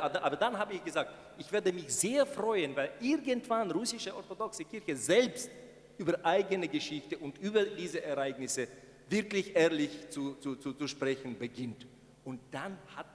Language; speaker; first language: German; non-native, fluent; Ukrainian